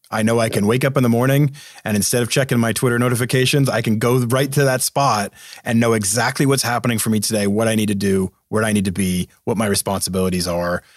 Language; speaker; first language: English; native; English